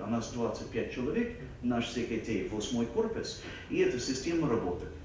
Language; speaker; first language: Russian; non-native, fluent; English